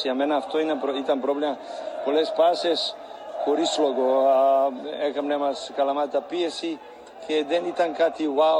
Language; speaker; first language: Greek; non-native, learner; Serbian